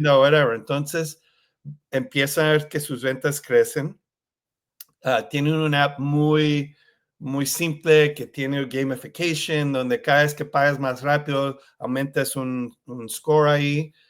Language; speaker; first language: Spanish; early bilingual, heritage; Spanish